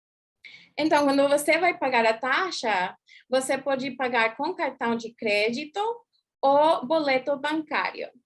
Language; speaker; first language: Portuguese; non-native, fluent; English